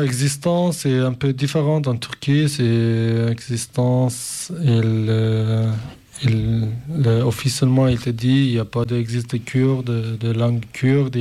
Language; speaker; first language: French; non-native, learner; Kurdish